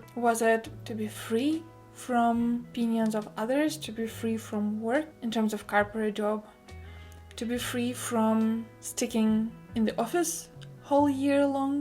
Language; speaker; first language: English; non-native, fluent; Russian